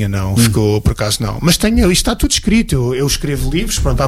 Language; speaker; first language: Portuguese; native; Portuguese